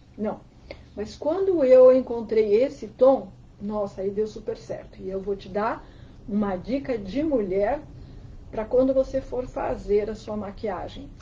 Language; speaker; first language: Portuguese; native; Portuguese